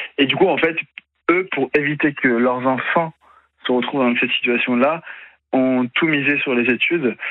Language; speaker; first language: French; non-native, fluent; Italian